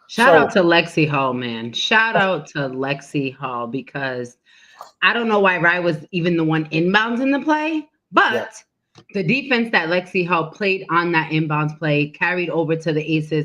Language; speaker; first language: English; native; English